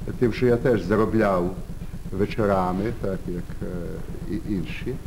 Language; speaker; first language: Ukrainian; early bilingual, heritage; Ukrainian